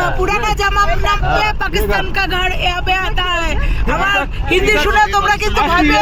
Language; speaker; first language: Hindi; non-native, local second language; Bangla